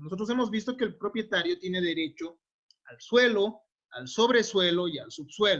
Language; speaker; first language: Spanish; native; Spanish